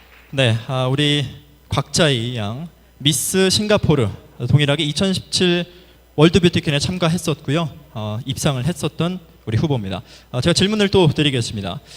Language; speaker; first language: Korean; native; Korean